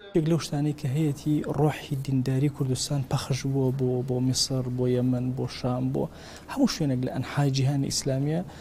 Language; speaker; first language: Central Kurdish; non-native, local second language; Gurani